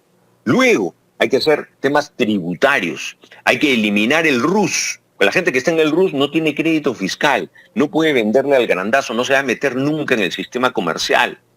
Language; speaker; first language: Spanish; native; Spanish